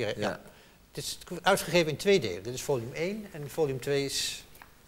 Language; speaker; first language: Dutch; native; Dutch